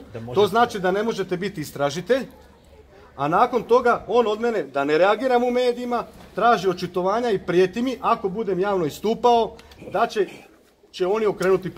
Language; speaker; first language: Croatian; native; Croatian